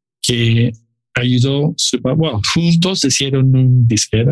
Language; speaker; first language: Spanish; non-native, learner; English